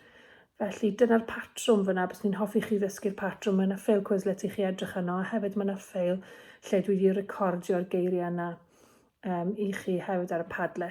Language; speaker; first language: Welsh; native; Welsh